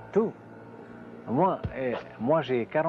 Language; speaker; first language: French; non-native, local second language; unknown